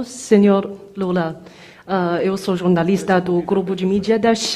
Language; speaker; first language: Portuguese; non-native, fluent; Chinese